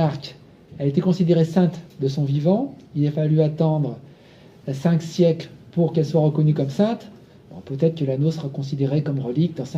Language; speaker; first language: French; native; French